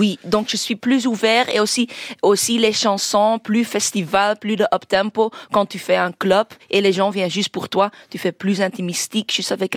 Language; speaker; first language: French; non-native, local second language; Dutch